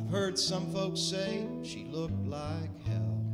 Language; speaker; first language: English; native; English